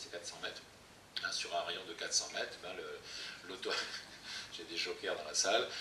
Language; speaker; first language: French; native; French